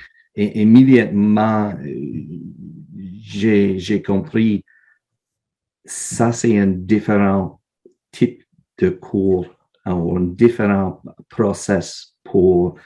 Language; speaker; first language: French; non-native, learner; English